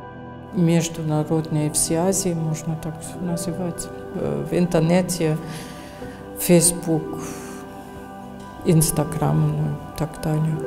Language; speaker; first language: Russian; non-native, fluent; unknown